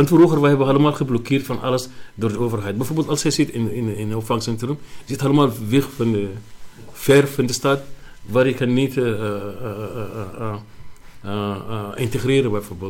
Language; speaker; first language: Dutch; non-native, learner; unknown